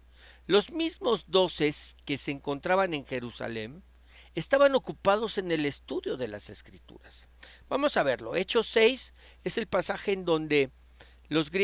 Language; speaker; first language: Spanish; native; Spanish